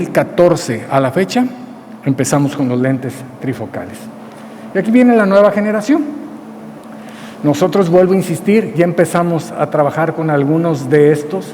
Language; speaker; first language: Spanish; native; Spanish